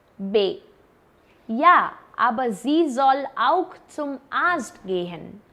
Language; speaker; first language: German; non-native, fluent; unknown